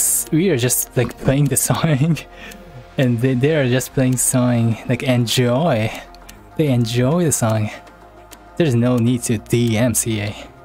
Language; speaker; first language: English; non-native, learner; Japanese